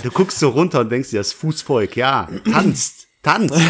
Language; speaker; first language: German; native; German